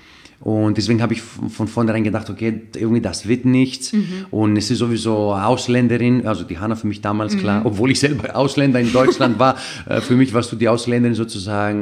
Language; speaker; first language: German; non-native, fluent; Greek